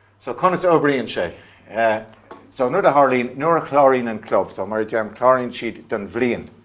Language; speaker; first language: Irish; non-native, local second language; English